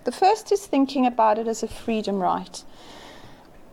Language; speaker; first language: English; native; English